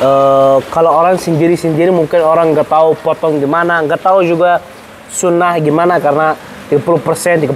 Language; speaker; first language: Indonesian; non-native, learner; Arabic